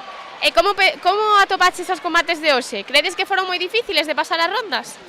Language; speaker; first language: Galician; native; Galician